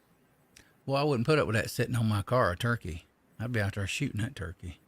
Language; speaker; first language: English; native; English